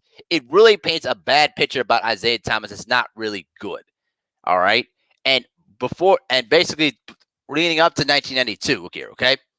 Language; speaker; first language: English; native; English